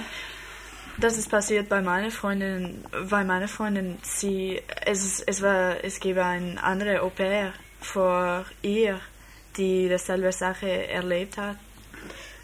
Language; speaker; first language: German; non-native, learner; English